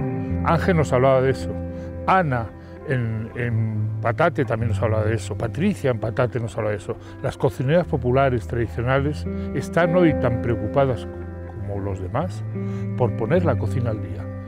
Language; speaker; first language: Spanish; native; Spanish